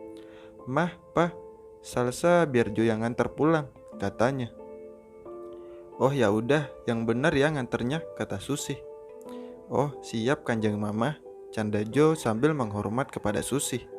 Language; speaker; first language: Indonesian; native; Indonesian